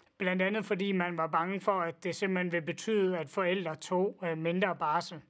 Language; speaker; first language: Danish; native; Danish